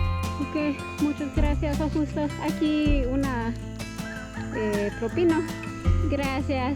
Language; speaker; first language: Spanish; non-native, learner; English